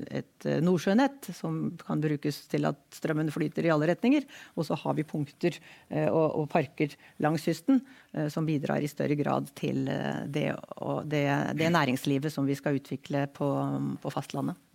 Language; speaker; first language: Norwegian; native; Norwegian